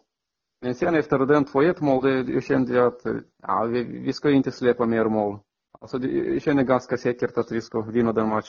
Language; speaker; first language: Swedish; non-native, fluent; Romanian